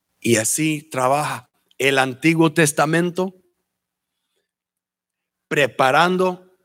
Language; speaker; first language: Spanish; early bilingual, heritage; Spanish